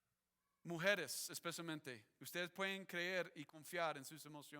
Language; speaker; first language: Spanish; non-native, fluent; English